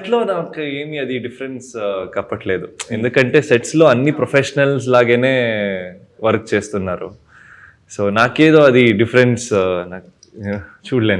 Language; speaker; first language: Telugu; non-native, local second language; Kannada